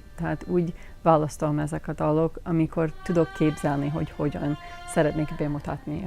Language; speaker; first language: Hungarian; non-native, learner; English